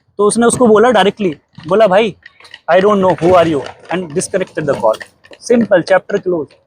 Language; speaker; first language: Hindi; native; Hindi